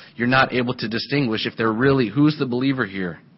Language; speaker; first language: English; native; English